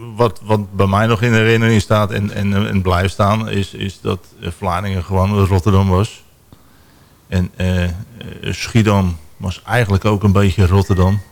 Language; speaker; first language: Dutch; native; Dutch